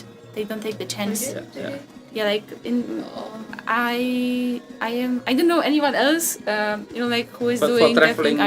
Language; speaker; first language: English; non-native, fluent; Polish